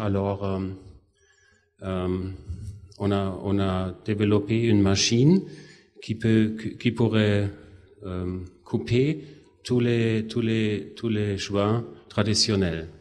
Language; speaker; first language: French; non-native, fluent; German